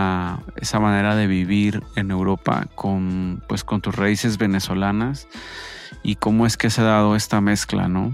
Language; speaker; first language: Spanish; native; Spanish